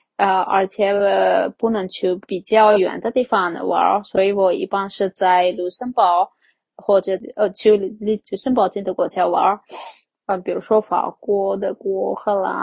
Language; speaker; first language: Chinese; non-native, fluent; Armenian